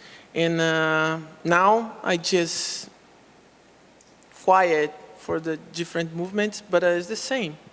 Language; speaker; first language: English; non-native, local second language; Portuguese